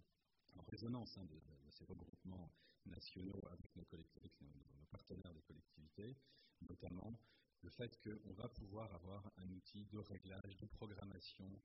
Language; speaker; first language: French; native; French